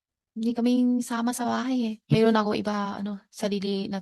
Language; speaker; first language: Filipino; non-native, learner; Chinese